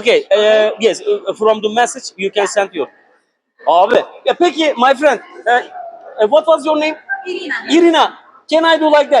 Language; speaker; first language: English; non-native, learner; Turkish